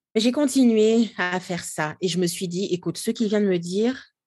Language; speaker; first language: French; non-native, local second language; Lingala